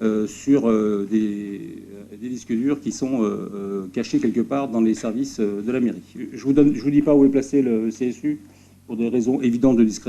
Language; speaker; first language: French; native; French